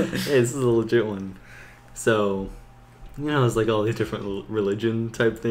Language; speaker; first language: English; native; English